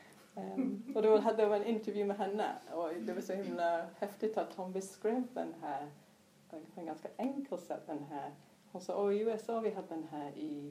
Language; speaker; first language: Swedish; non-native, fluent; English